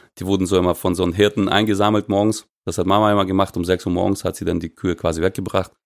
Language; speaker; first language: German; non-native, fluent; Russian